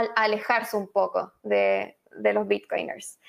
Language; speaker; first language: Spanish; native; Spanish